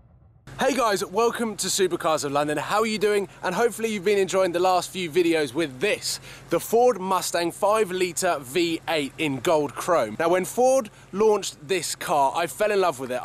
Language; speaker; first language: English; native; English